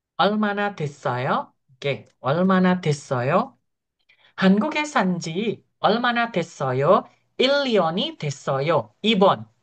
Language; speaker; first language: Korean; non-native, fluent; Indonesian